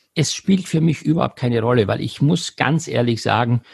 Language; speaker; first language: German; native; German